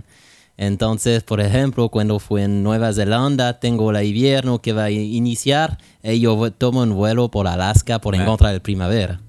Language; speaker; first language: Spanish; non-native, learner; French